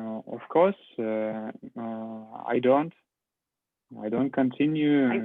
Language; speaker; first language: English; non-native, learner; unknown